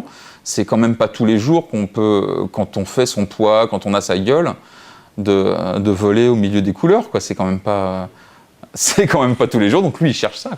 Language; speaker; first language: French; native; French